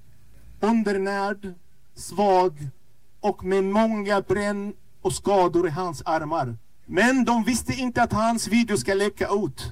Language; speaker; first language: Swedish; non-native, fluent; Arabic